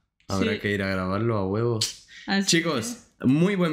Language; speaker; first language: Spanish; native; Spanish